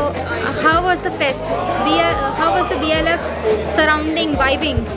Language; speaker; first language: English; non-native, local second language; Hindi